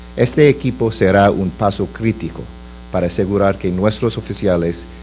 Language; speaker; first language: Spanish; non-native, fluent; English